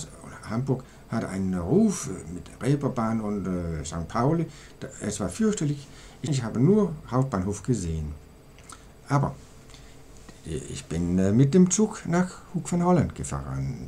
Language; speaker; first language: German; non-native, learner; Danish